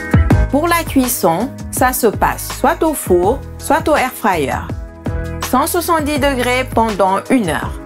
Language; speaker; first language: French; native; French